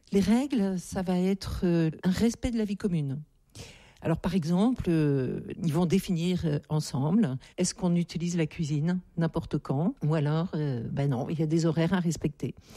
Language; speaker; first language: French; native; French